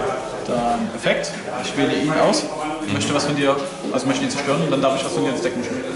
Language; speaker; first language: German; native; German